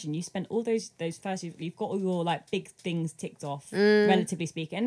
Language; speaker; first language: English; native; English